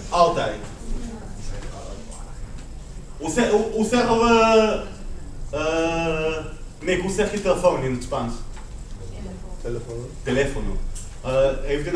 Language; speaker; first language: Dutch; non-native, fluent; Spanish